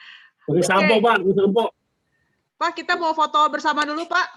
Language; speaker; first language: Indonesian; native; Indonesian